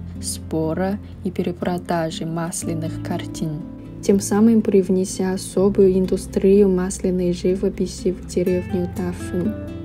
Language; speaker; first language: Russian; non-native, fluent; Chinese